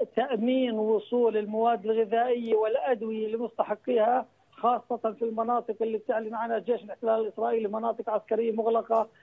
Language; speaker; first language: Arabic; native; Arabic